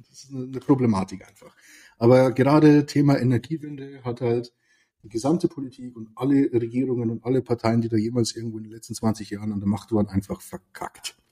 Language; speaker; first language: German; native; German